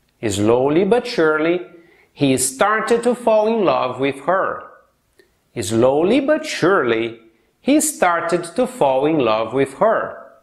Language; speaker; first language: English; non-native, fluent; Portuguese